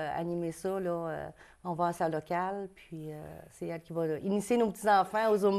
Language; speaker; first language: French; native; French